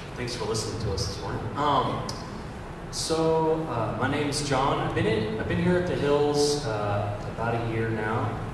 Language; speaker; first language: English; native; English